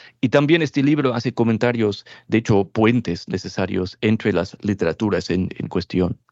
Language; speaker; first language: Spanish; non-native, fluent; English